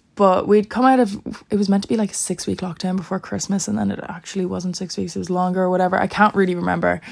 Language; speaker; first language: English; native; English